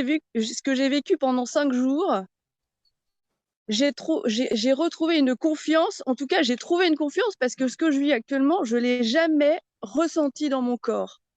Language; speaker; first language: French; native; French